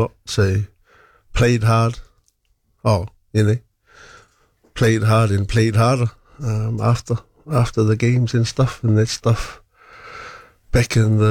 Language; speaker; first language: English; native; English